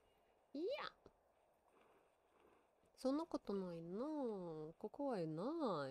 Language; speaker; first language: Japanese; non-native, learner; Russian